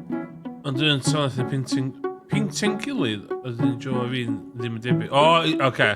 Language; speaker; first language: Welsh; native; Welsh